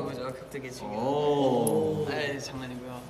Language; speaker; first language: Korean; native; Korean